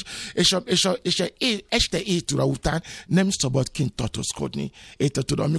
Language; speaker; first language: Hungarian; non-native, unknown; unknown